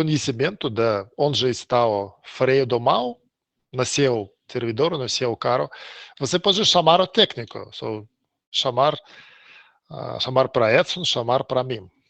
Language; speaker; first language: Portuguese; non-native, learner; Russian